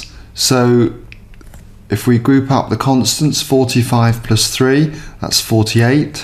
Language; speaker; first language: English; native; English